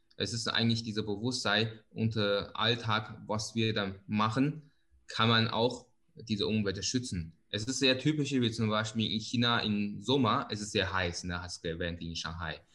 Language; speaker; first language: German; non-native, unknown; Chinese